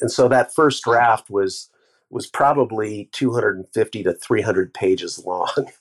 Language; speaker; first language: English; native; English